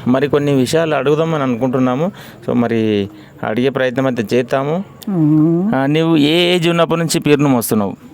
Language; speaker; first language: Telugu; native; Telugu